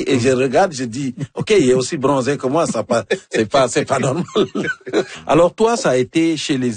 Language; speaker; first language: French; native; French